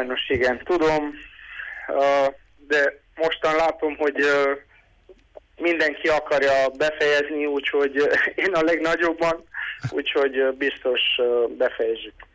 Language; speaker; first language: Hungarian; non-native, local second language; Romanian